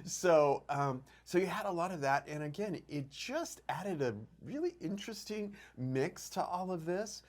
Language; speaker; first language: English; native; English